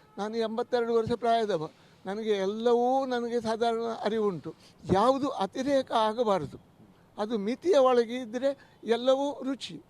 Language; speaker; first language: Kannada; non-native, local second language; Tulu